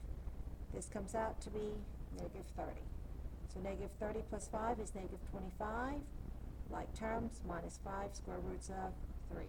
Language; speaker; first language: English; native; English